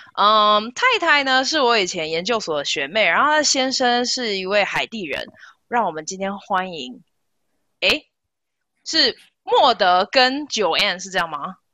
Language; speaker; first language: Chinese; native; Chinese